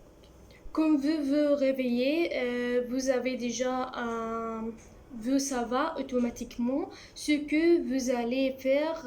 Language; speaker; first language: French; non-native, learner; Arabic